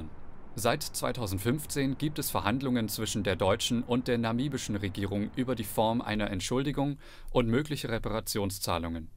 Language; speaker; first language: German; native; German